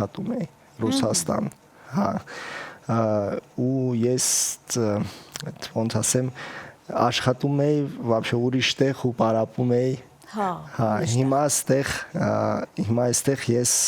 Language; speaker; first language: Armenian; early bilingual, heritage; Russian